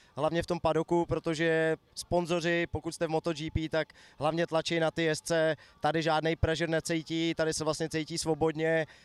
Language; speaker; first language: Czech; native; Czech